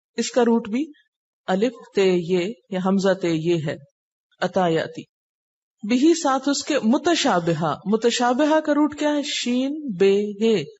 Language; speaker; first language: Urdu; native; Urdu